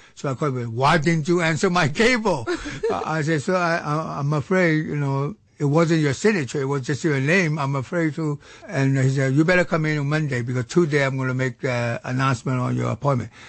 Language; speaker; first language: English; non-native, fluent; Chinese